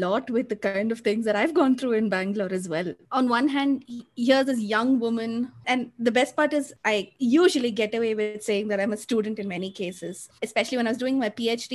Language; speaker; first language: English; non-native, local second language; Malayalam